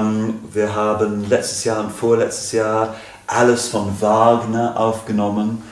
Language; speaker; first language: German; non-native, fluent; English